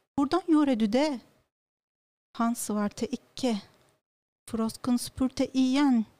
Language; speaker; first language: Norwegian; non-native, learner; Turkish